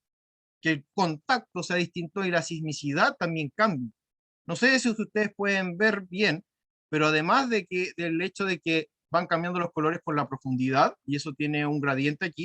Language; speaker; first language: Spanish; native; Spanish